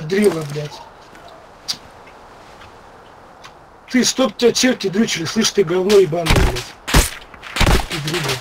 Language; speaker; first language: Russian; native; Russian